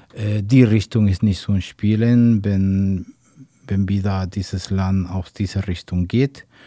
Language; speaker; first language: German; non-native, fluent; Spanish